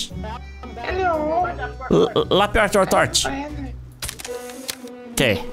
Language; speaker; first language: English; non-native, learner; Portuguese